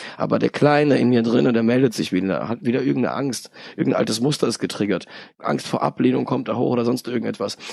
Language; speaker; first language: German; early bilingual, other home language; Polish